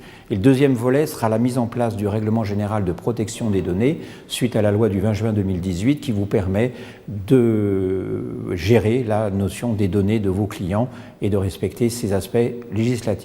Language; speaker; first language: French; native; French